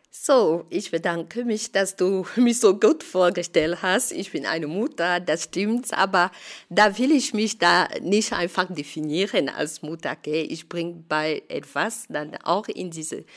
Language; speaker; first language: German; non-native, fluent; French